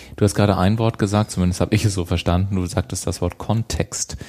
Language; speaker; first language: German; native; German